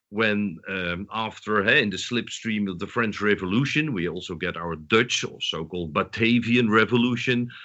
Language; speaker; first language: English; non-native, fluent; Dutch